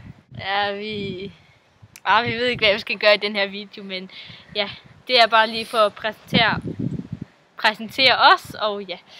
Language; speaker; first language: Danish; non-native, local second language; Faroese